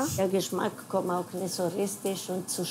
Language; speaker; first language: German; non-native, learner; Spanish